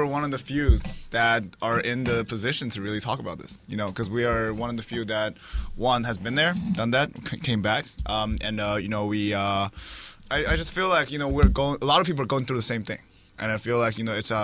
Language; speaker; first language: English; non-native, fluent; Chinese